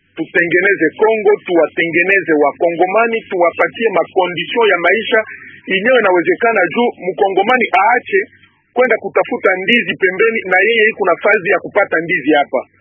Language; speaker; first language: Swahili; native; Swahili